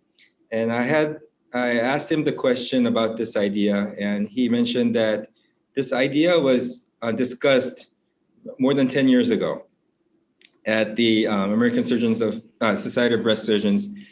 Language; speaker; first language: English; non-native, fluent; Korean